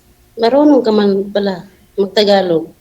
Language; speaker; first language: Filipino; non-native, local second language; Cebuano